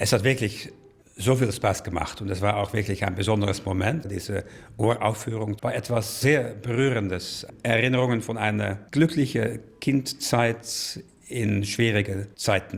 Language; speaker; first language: German; non-native, fluent; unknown